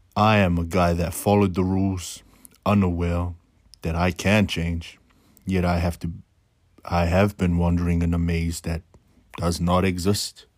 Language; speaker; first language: English; native; English